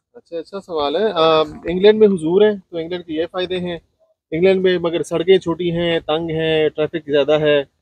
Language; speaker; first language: Urdu; native; Urdu